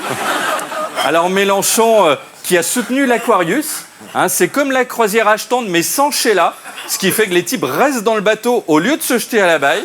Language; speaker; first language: French; native; French